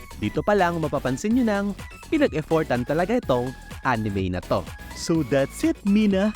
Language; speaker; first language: Filipino; native; Filipino